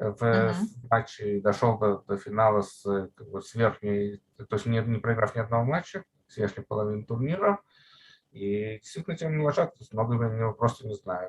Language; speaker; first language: Russian; native; Russian